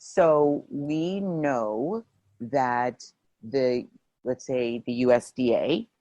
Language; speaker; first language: English; native; English